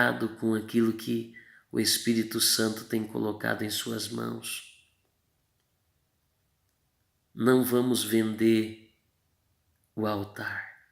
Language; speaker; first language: Portuguese; native; Portuguese